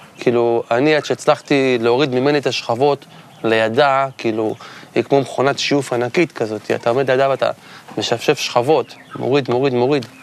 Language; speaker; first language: Hebrew; native; Hebrew